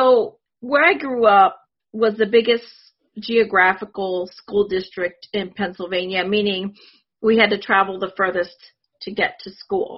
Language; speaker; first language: English; early bilingual, other home language; Spanish